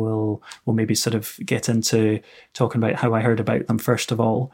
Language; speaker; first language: English; native; English